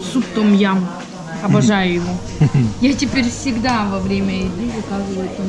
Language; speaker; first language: Russian; native; Russian